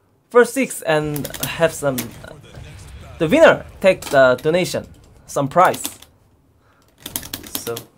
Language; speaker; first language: English; non-native, learner; Korean